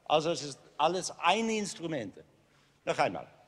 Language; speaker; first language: German; non-native, fluent; English